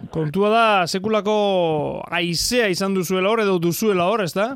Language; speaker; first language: Basque; native; Basque